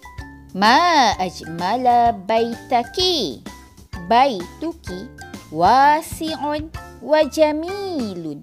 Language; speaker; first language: Arabic; non-native, fluent; Malay